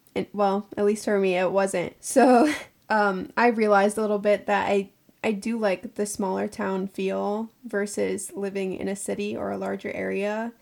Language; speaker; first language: English; native; English